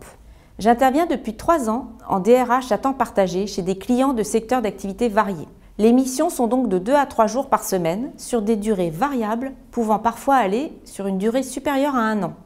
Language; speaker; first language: French; native; French